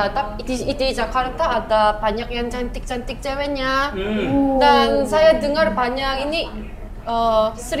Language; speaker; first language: Indonesian; non-native, learner; Korean